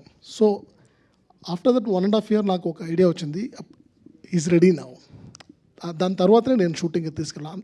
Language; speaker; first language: Telugu; non-native, fluent; Tamil